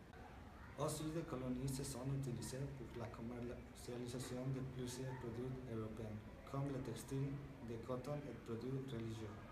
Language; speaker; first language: French; non-native, learner; Spanish